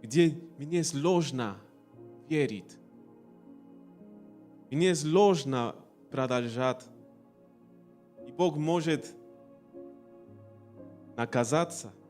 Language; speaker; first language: Russian; non-native, learner; Spanish